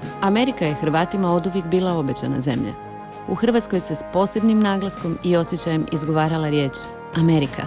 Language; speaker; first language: Croatian; native; Croatian